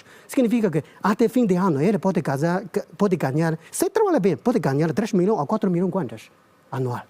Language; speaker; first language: Portuguese; non-native, learner; Chinese